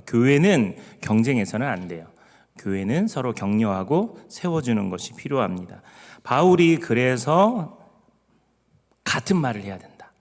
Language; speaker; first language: Korean; native; Korean